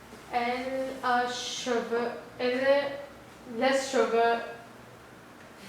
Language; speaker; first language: French; non-native, learner; Turkish